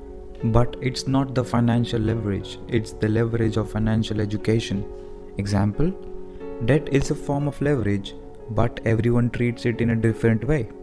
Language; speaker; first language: English; non-native, local second language; Hindi